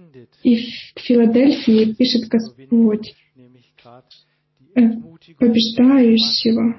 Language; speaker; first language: Russian; non-native, fluent; German